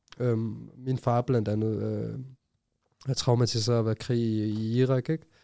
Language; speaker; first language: Danish; early bilingual, other home language; Arabic